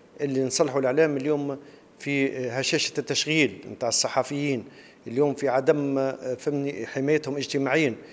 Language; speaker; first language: Arabic; native; Arabic